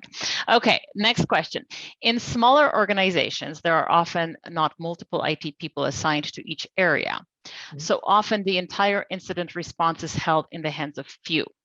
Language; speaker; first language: English; non-native, fluent; Polish